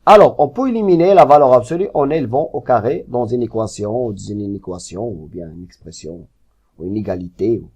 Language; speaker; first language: French; non-native, local second language; Arabic